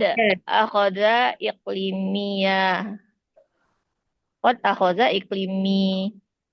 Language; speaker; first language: Arabic; non-native, learner; Indonesian